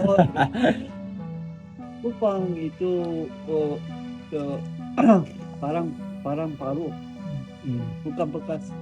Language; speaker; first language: Indonesian; non-native, fluent; Korean